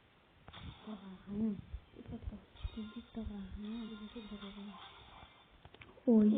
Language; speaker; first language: French; native; French